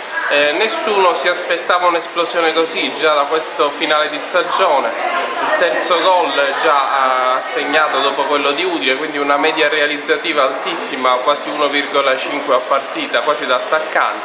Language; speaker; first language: Italian; native; Italian